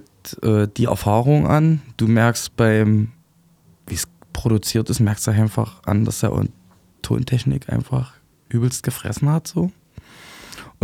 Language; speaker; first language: German; native; German